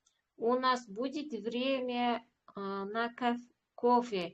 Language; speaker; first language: Russian; non-native, learner; Uzbek